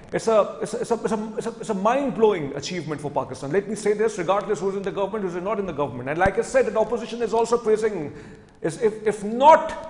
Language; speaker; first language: English; non-native, local second language; Urdu